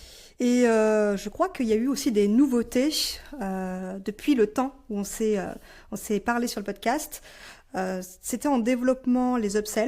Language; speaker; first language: French; native; French